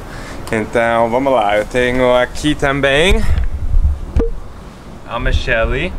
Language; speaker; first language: Portuguese; non-native, fluent; English